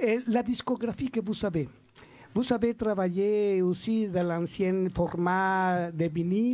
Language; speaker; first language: French; non-native, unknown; Spanish